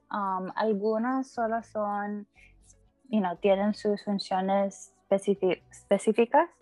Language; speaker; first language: Spanish; early bilingual, heritage; Spanish